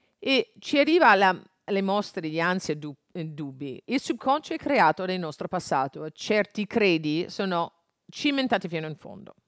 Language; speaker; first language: Italian; non-native, fluent; English